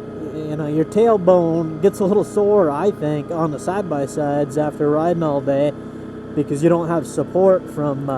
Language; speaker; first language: English; native; English